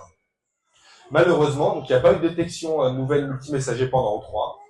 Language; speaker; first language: French; native; French